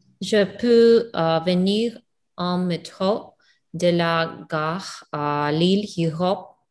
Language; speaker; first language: French; non-native, learner; English